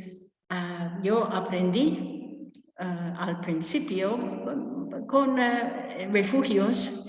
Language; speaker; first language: Spanish; non-native, fluent; English